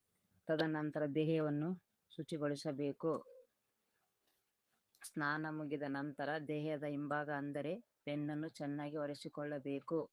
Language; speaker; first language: Kannada; native; Kannada